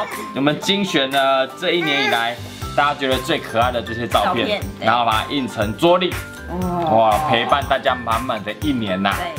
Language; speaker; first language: Chinese; native; Chinese